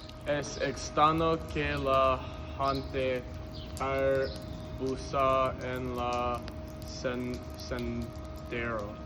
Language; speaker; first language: Spanish; non-native, learner; English